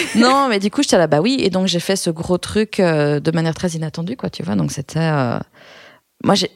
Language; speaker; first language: French; early bilingual, other home language; Persian